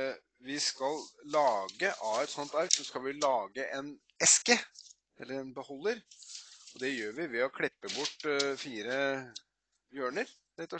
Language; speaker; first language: Norwegian; native; Norwegian